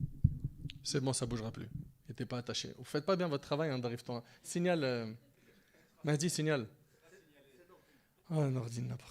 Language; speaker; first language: French; native; French